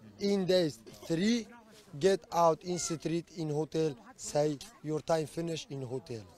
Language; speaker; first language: English; non-native, learner; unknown